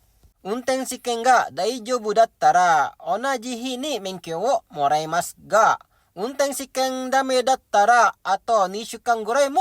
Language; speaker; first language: Japanese; non-native, learner; Indonesian